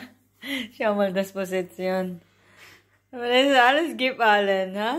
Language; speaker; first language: German; non-native, learner; Filipino